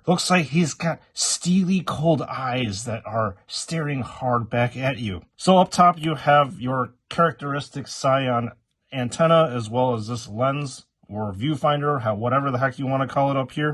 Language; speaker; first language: English; native; English